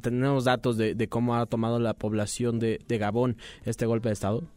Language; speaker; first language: Spanish; native; Spanish